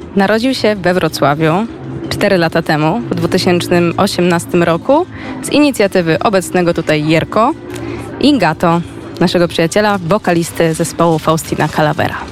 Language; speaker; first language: Polish; native; Polish